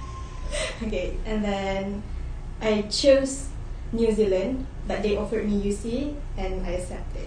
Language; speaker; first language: English; non-native, local second language; Malay